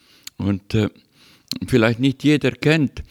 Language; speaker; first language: German; non-native, learner; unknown